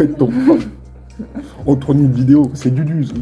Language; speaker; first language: French; native; French